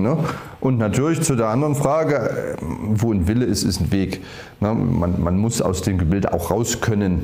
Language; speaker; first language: German; native; German